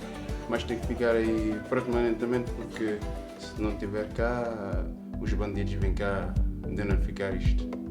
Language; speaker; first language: Portuguese; non-native, local second language; Kabuverdianu